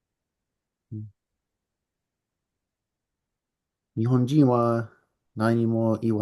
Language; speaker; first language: Japanese; non-native, learner; English